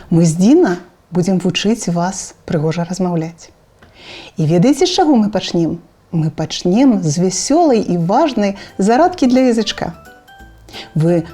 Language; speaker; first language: Belarusian; non-native, local second language; Russian